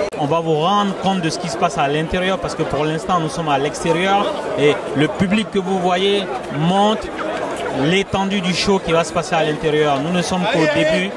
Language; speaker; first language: French; non-native, local second language; Bambara